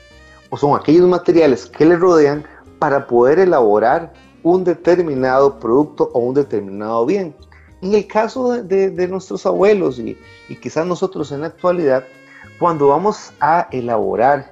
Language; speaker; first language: Spanish; native; Spanish